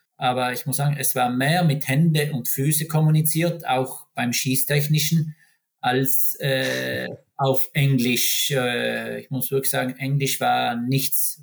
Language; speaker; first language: German; native; German